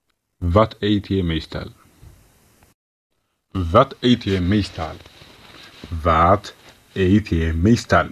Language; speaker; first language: Dutch; non-native, fluent; Tigrinya